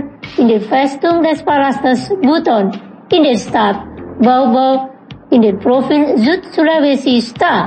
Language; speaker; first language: German; non-native, fluent; Indonesian